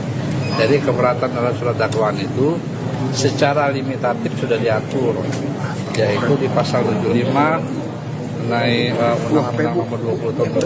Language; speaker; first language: Indonesian; native; Indonesian